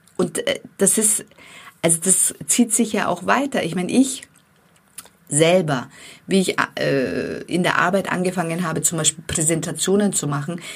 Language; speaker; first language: German; non-native, fluent; Turkish